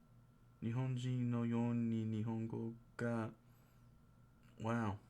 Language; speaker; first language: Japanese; non-native, learner; English